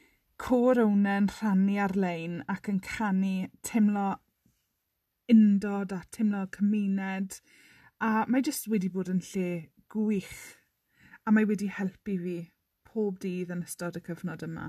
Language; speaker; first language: Welsh; non-native, local second language; English